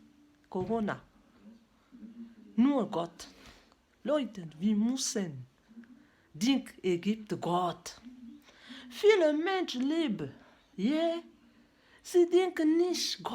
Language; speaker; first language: German; non-native, learner; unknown